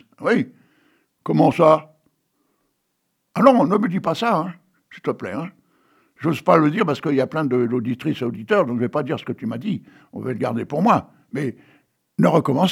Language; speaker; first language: French; native; French